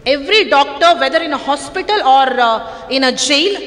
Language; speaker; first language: English; non-native, local second language; Kannada